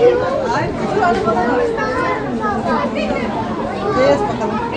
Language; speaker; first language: Turkish; native; Turkish